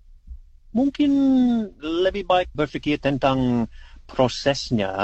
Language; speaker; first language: Indonesian; non-native, learner; English